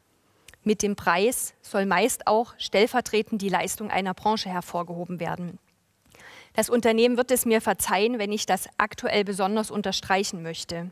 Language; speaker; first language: German; native; German